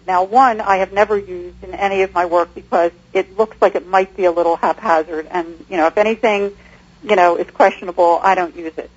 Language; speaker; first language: English; native; English